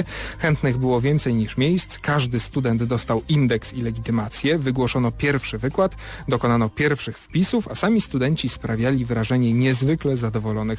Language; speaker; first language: Polish; native; Polish